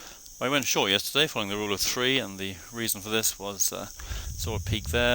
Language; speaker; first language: English; native; English